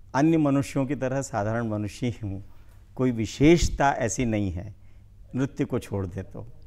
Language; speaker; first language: Hindi; native; Hindi